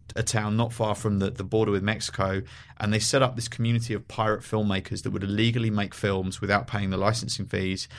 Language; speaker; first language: English; native; English